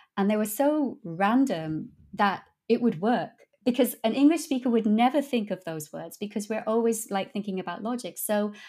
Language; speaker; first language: English; native; English